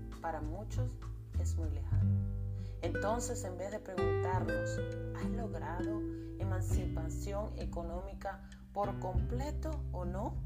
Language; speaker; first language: Spanish; native; Spanish